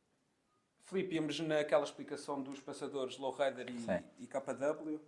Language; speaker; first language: Portuguese; native; Portuguese